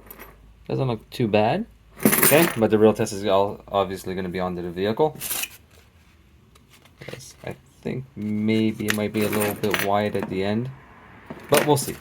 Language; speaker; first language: English; native; English